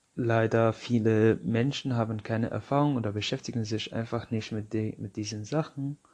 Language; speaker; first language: German; non-native, fluent; Arabic